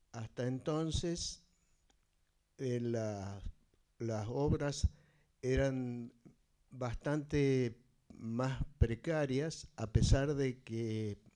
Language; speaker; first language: Spanish; native; Spanish